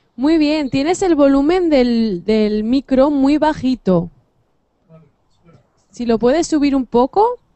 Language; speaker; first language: Spanish; native; Spanish